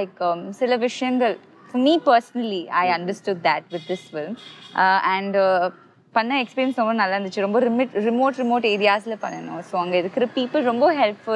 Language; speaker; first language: Tamil; non-native, fluent; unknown